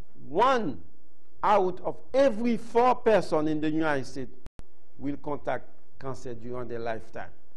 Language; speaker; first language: English; non-native, fluent; Haitian Creole